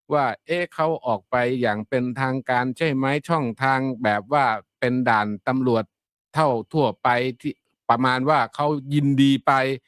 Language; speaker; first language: Thai; native; Thai